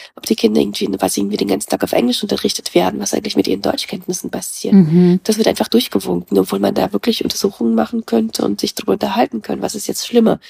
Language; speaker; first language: German; early bilingual, other home language; Russian